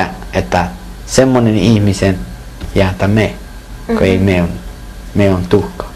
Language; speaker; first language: Finnish; non-native, learner; Persian